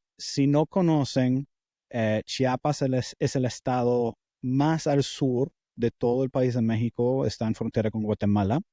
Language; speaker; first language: Spanish; non-native, fluent; English